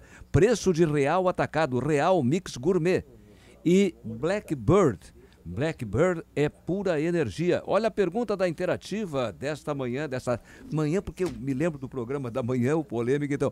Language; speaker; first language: Portuguese; native; Portuguese